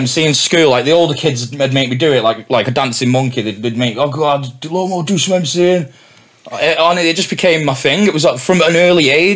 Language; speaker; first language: English; native; English